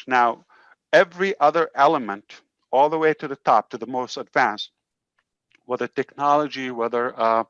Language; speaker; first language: English; non-native, fluent; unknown